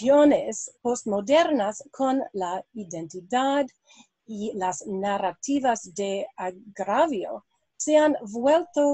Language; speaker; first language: Spanish; non-native, learner; English